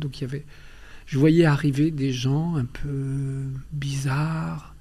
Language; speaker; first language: French; early bilingual, other home language; Albanian